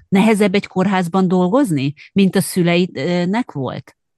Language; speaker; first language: Hungarian; native; Hungarian